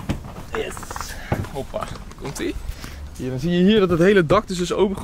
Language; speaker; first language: Dutch; native; Dutch